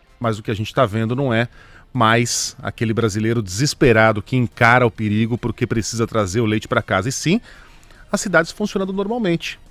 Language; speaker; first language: Portuguese; native; Portuguese